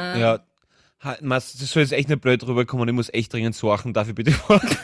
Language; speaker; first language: German; native; German